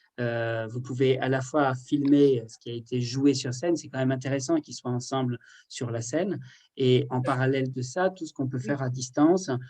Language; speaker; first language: French; native; French